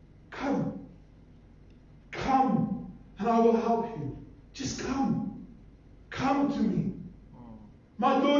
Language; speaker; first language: English; non-native, local second language; Afrikaans